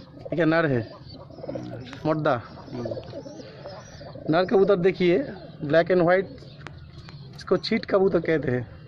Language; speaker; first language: Hindi; non-native, local second language; Bangla